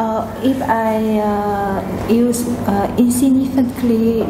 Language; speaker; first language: English; non-native, learner; Vietnamese